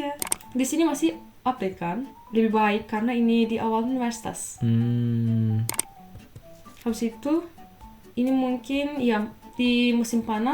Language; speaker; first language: Indonesian; non-native, fluent; Turkish